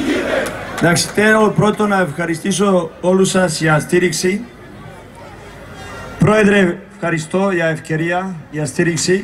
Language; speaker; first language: Greek; non-native, learner; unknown